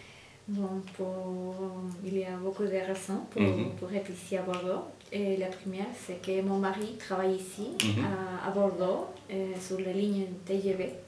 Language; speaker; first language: French; non-native, fluent; Spanish